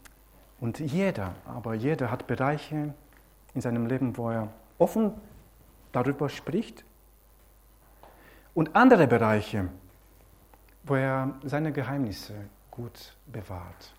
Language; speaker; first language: German; non-native, fluent; Romanian